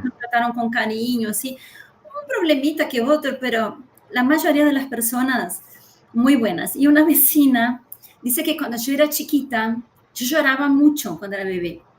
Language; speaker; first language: Spanish; early bilingual, heritage; Spanish